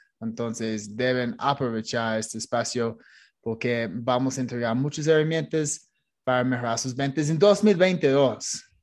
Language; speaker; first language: Spanish; non-native, fluent; English